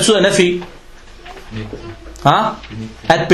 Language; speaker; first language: Danish; non-native, fluent; Arabic